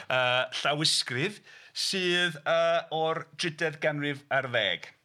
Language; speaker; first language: Welsh; non-native, fluent; English